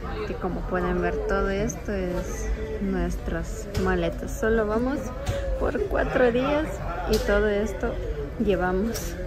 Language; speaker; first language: Spanish; non-native, fluent; Ukrainian